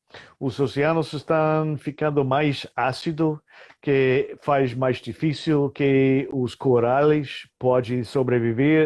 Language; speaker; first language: Portuguese; non-native, fluent; English